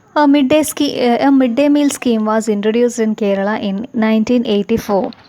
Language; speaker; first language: English; non-native, local second language; Malayalam